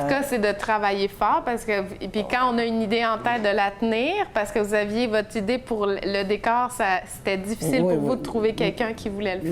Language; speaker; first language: French; native; French